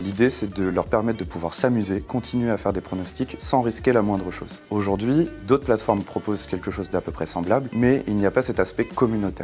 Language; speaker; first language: French; native; French